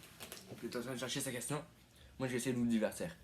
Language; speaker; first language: French; native; French